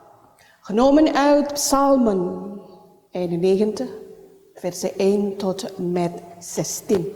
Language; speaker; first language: Dutch; non-native, learner; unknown